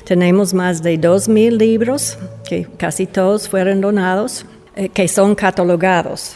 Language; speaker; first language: Spanish; non-native, fluent; English